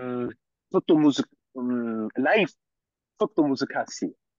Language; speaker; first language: Japanese; non-native, learner; English